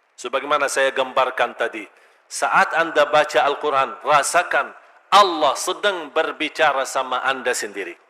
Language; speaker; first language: Malay; non-native, fluent; Arabic